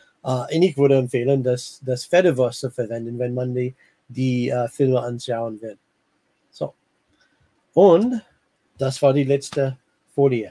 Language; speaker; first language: German; non-native, fluent; English